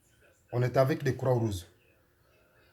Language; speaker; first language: French; non-native, learner; Soninke